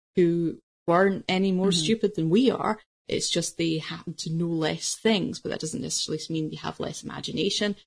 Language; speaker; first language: English; native; English